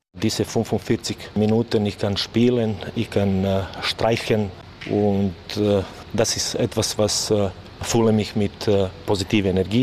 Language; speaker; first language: German; non-native, learner; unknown